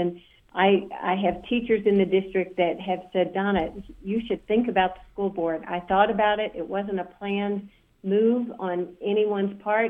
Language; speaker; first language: English; native; English